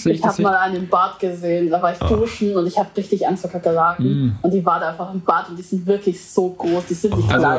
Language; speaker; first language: German; early bilingual, other home language; Vietnamese